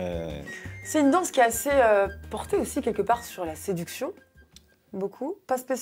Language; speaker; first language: French; native; French